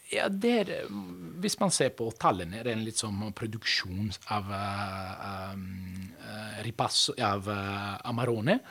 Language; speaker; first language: Norwegian; non-native, fluent; Italian